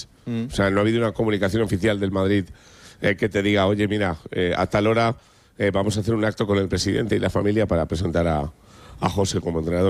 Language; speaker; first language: Spanish; native; Spanish